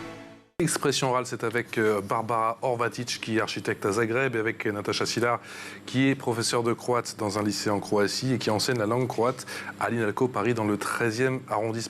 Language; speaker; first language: French; native; French